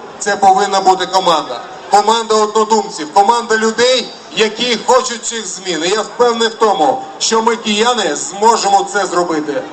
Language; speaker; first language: Ukrainian; non-native, local second language; Russian